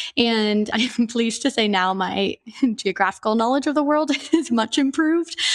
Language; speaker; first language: English; native; English